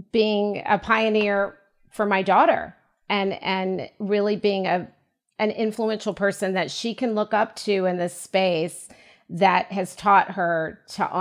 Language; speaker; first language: English; native; English